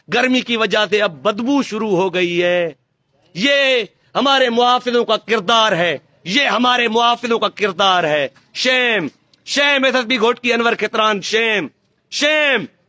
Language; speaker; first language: Urdu; non-native, local second language; Sindhi